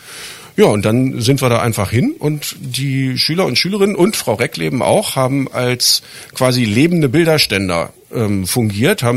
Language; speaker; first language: German; native; German